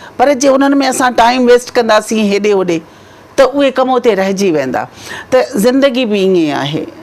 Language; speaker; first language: Sindhi; native; Sindhi